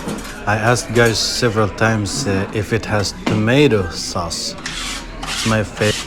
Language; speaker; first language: English; non-native, fluent; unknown